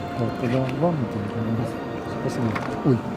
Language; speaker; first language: Russian; native; Russian